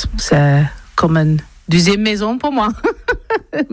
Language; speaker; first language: French; non-native, learner; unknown